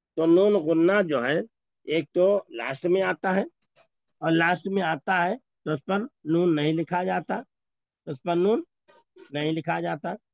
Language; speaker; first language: Urdu; native; Urdu